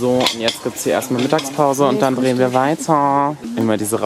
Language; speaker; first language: German; native; German